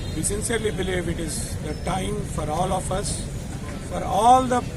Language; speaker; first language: English; non-native, local second language; Telugu